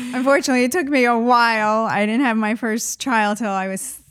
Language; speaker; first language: English; early bilingual, other home language; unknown